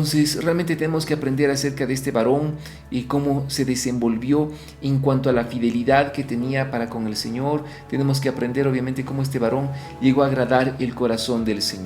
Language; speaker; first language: Spanish; native; Spanish